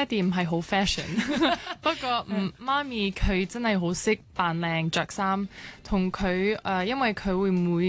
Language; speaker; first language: Cantonese; non-native, local second language; French